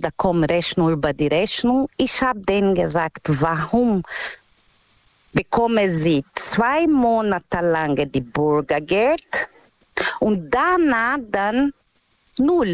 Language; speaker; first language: German; non-native, learner; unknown